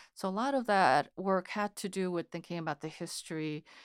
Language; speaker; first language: English; non-native, fluent; Korean